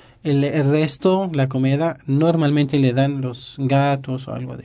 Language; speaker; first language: Spanish; non-native, learner; Arabic